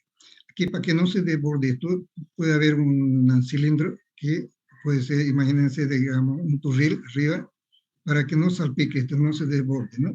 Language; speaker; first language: Spanish; native; Spanish